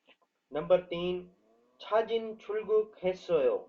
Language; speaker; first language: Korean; non-native, fluent; Urdu